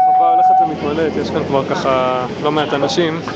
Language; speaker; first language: Hebrew; native; Hebrew